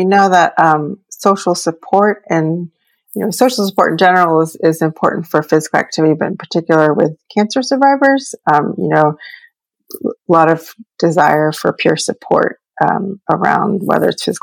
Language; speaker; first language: English; native; English